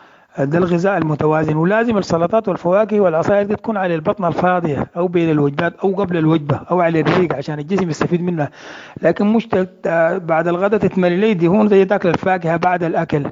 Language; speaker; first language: Arabic; native; Arabic